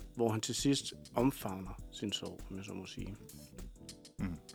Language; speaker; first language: Danish; native; Danish